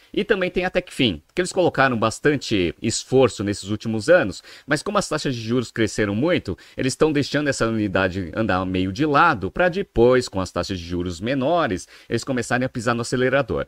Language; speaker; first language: Portuguese; native; Portuguese